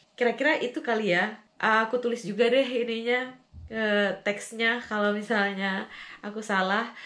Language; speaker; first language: Indonesian; native; Indonesian